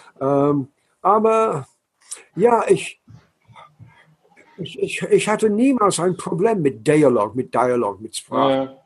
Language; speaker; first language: German; non-native, learner; English